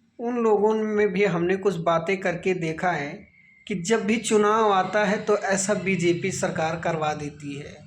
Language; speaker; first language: Hindi; native; Hindi